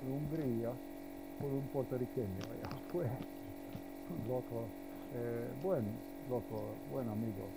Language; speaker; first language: Spanish; non-native, learner; Slovenian